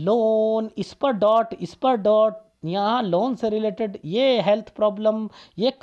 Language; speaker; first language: Hindi; native; Hindi